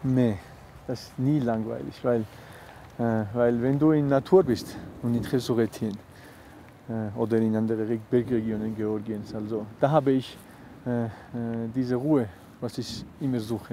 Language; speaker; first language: German; non-native, fluent; Georgian